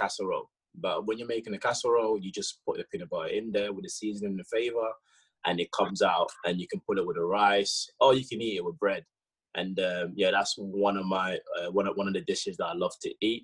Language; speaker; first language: English; early bilingual, other home language; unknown